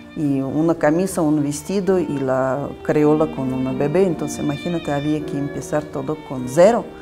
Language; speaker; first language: Spanish; non-native, fluent; Russian